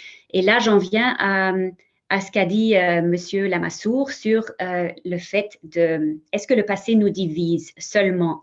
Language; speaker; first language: French; non-native, fluent; German